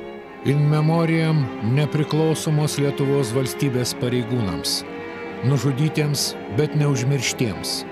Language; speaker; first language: Lithuanian; native; Lithuanian